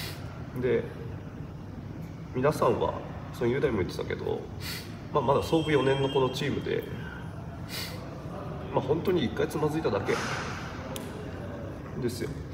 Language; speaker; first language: Japanese; native; Japanese